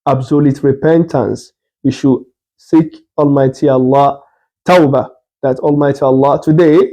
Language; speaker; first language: English; non-native, local second language; Yoruba